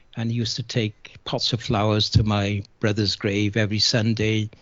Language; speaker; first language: English; native; English